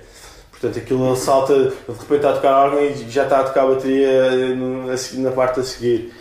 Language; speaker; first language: Portuguese; native; Portuguese